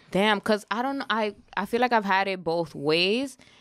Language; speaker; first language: English; early bilingual, other home language; Spanish